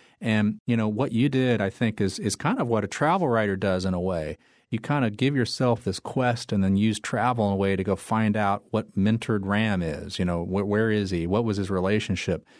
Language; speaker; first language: English; native; English